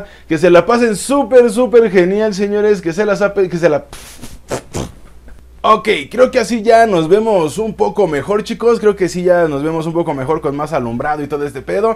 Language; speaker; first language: Spanish; native; Spanish